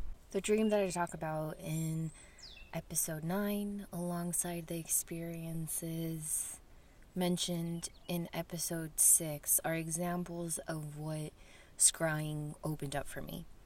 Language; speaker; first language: English; early bilingual, other home language; Spanish